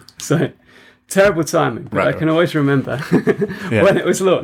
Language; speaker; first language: English; native; English